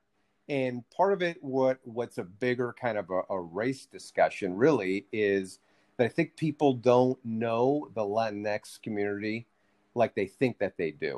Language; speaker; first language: English; early bilingual, other home language; Spanish